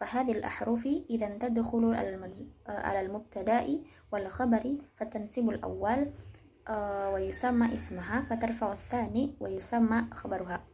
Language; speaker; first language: Arabic; non-native, learner; Indonesian